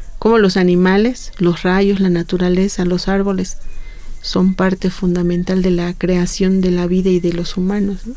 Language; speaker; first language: Spanish; non-native, local second language; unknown